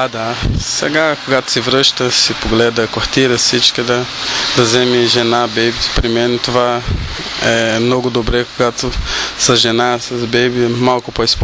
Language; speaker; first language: Bulgarian; non-native, learner; Portuguese